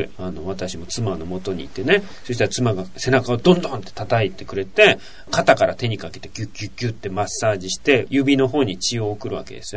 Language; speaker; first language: Japanese; native; Japanese